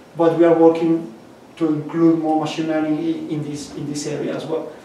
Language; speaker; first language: English; non-native, fluent; Spanish